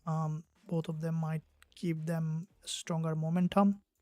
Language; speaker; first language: English; non-native, fluent; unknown